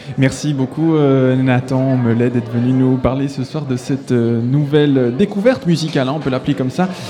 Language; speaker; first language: French; native; French